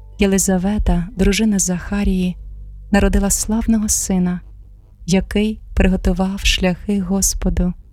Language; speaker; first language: Ukrainian; native; Ukrainian